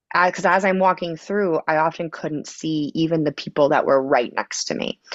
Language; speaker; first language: English; native; English